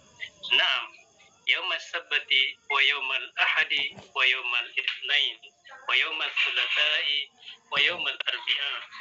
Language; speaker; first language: Arabic; non-native, learner; Indonesian